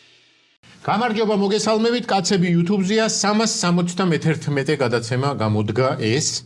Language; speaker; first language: Georgian; native; Georgian